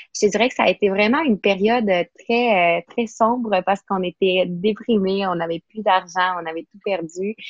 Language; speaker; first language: French; non-native, fluent; Spanish